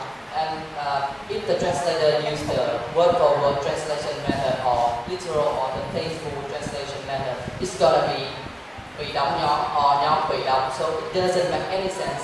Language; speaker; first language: English; non-native, learner; Vietnamese